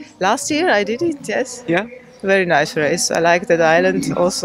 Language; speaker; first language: English; non-native, learner; German